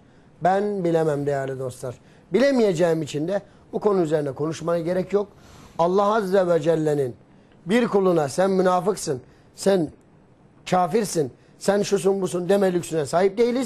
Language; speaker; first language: Turkish; native; Turkish